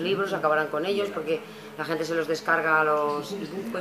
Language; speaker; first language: Spanish; native; Spanish